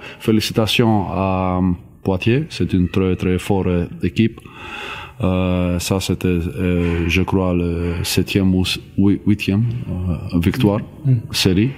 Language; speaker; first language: French; non-native, learner; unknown